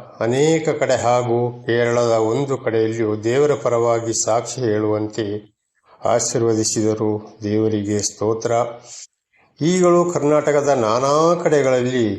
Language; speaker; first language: Kannada; native; Kannada